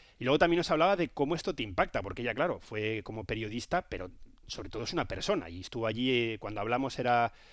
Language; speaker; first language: Spanish; native; Spanish